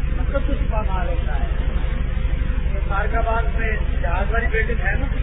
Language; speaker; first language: Urdu; non-native, local second language; Punjabi